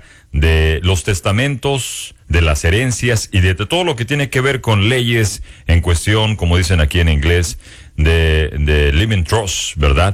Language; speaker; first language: Spanish; native; Spanish